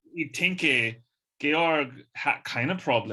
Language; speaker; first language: German; non-native, learner; English